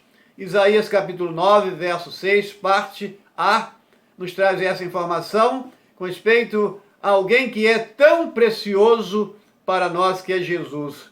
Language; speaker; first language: Portuguese; native; Portuguese